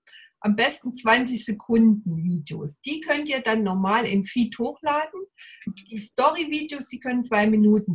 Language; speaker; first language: German; native; German